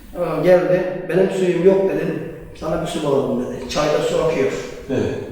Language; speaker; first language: Turkish; native; Turkish